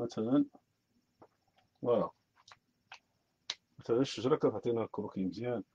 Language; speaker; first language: Arabic; native; Arabic